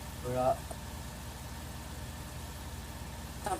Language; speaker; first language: French; native; French